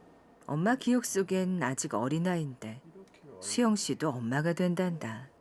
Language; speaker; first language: Korean; native; Korean